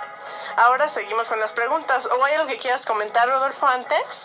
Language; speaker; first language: Spanish; native; Spanish